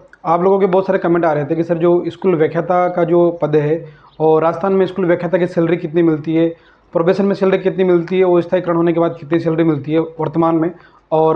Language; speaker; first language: Hindi; native; Hindi